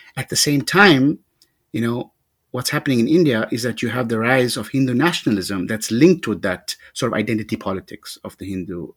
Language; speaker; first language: English; native; English